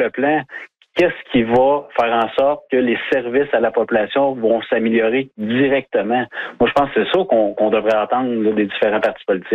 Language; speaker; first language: French; native; French